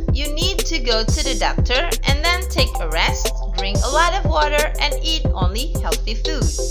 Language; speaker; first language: English; non-native, fluent; Indonesian